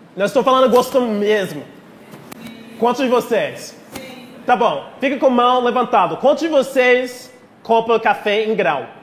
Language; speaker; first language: Portuguese; non-native, fluent; English